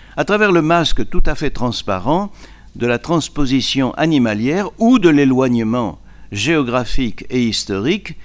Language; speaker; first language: French; native; French